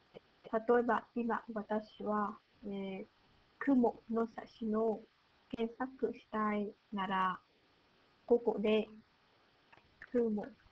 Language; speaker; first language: Japanese; non-native, learner; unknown